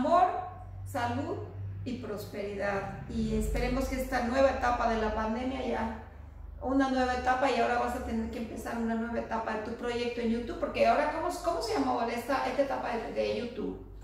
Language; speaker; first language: Spanish; native; Spanish